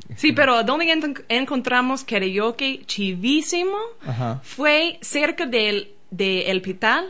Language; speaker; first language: Spanish; non-native, learner; English